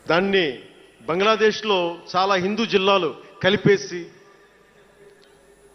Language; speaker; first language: Telugu; native; Telugu